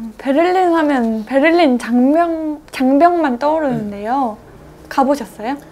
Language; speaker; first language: Korean; native; Korean